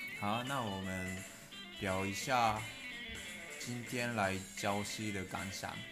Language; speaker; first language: Chinese; non-native, learner; Japanese